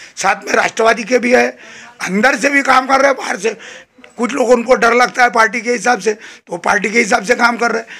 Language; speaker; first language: Hindi; non-native, local second language; Marathi